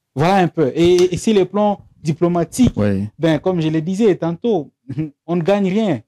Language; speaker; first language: French; non-native, local second language; Swahili